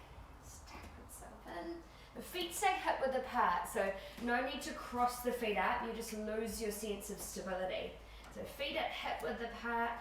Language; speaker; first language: English; native; English